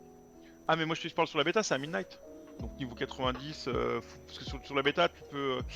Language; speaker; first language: French; native; French